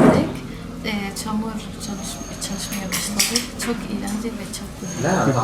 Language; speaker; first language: Turkish; non-native, learner; Arabic